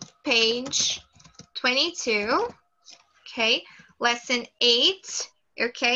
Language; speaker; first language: English; non-native, fluent; Portuguese